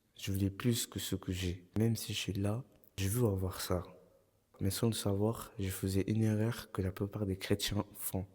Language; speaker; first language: French; early bilingual, other home language; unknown